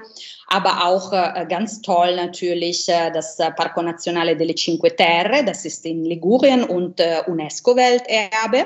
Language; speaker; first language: German; non-native, fluent; Italian